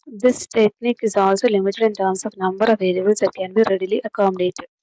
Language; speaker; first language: English; non-native, local second language; Malayalam